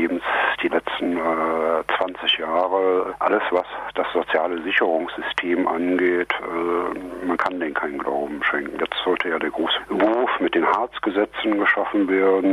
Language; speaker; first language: German; native; German